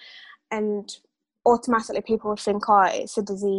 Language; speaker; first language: English; native; English